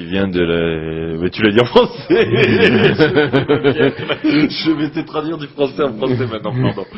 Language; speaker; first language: French; native; French